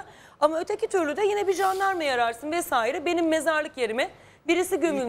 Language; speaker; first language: Turkish; native; Turkish